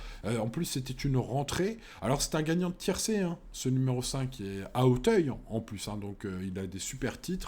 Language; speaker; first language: French; native; French